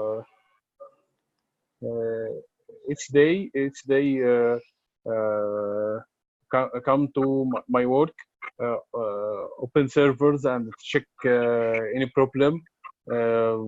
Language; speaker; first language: English; non-native, learner; Arabic